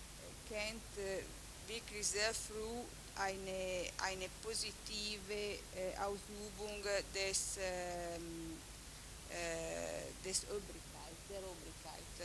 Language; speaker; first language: German; non-native, fluent; Italian